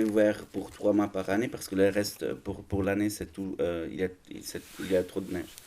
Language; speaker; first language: French; non-native, learner; German